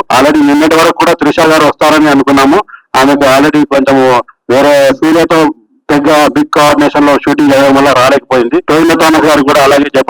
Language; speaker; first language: Telugu; native; Telugu